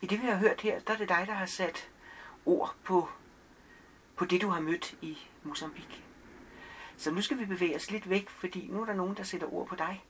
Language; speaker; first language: Danish; native; Danish